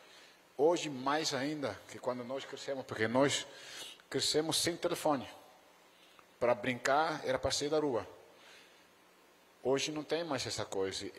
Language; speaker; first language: Portuguese; non-native, fluent; Dutch